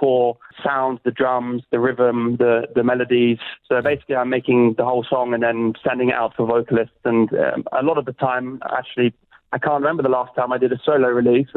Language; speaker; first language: English; native; English